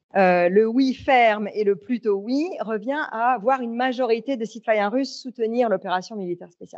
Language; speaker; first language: French; native; French